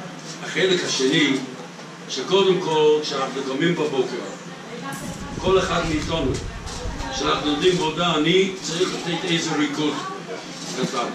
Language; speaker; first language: Hebrew; non-native, fluent; English